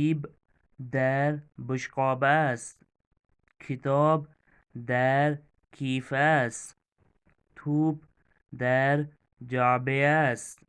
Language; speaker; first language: Persian; non-native, fluent; Urdu